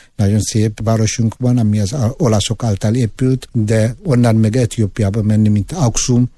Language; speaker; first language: Hungarian; non-native, fluent; Tigrinya